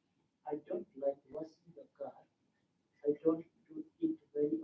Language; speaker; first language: English; non-native, learner; Nepali